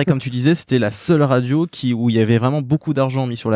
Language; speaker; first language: French; native; French